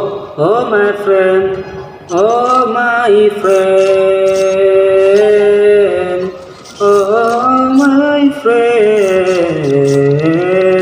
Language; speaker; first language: English; non-native, learner; Indonesian